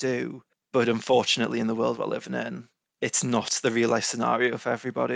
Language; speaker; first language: English; native; English